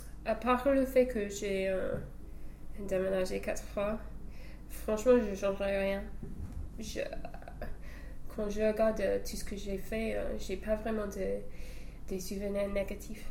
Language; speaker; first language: French; non-native, fluent; English